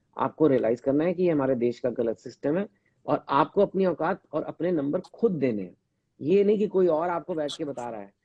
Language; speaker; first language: Hindi; native; Hindi